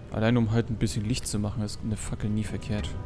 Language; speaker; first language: German; native; German